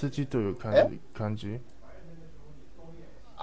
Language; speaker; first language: Japanese; non-native, learner; Chinese